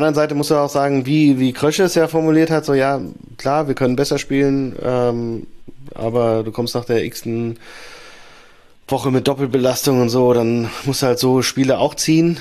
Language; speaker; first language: German; native; German